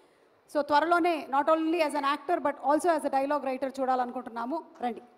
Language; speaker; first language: Telugu; native; Telugu